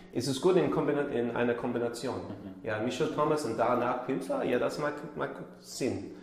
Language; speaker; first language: German; non-native, learner; English